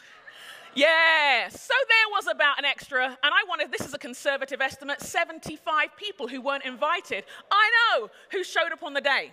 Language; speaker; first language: English; native; English